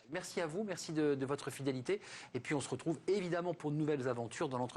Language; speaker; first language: French; native; French